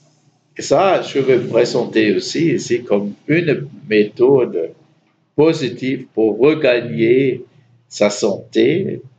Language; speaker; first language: French; non-native, fluent; German